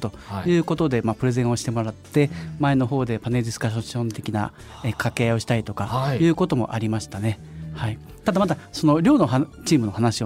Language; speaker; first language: Japanese; native; Japanese